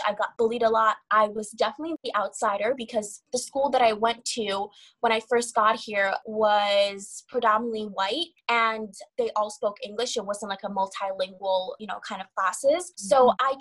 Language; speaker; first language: English; early bilingual, other home language; Kabuverdianu